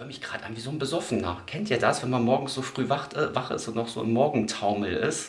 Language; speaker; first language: German; native; German